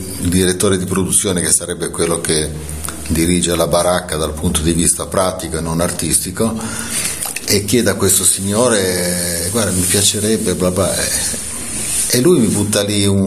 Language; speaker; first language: Italian; native; Italian